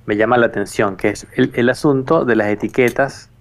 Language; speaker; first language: Spanish; native; Spanish